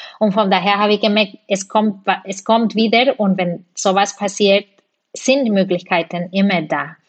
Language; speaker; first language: German; non-native, fluent; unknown